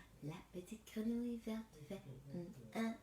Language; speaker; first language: French; native; French